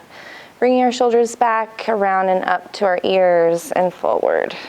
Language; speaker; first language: English; native; English